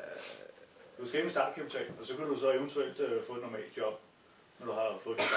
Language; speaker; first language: Danish; native; Danish